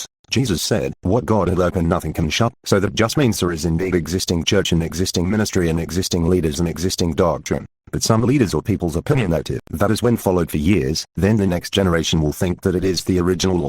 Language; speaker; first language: English; non-native, local second language; Filipino